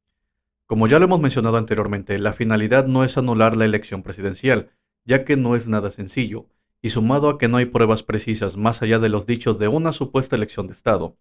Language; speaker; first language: Spanish; native; Spanish